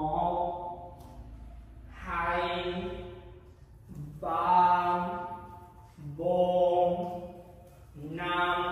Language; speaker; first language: Vietnamese; non-native, learner; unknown